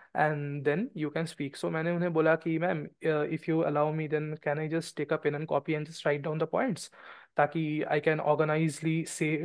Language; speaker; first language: Hindi; non-native, local second language; Bangla